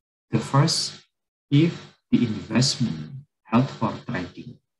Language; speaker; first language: English; non-native, fluent; Indonesian